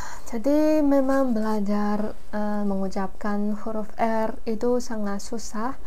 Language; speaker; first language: Indonesian; non-native, fluent; Chinese